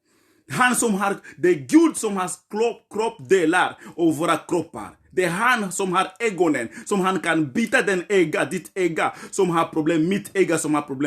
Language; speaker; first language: Swedish; non-native, fluent; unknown